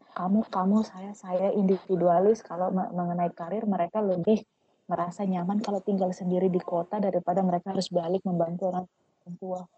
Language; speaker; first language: Indonesian; non-native, local second language; Tetum